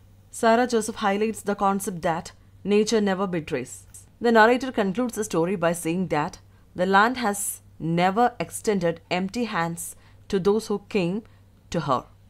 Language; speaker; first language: English; non-native, local second language; Malayalam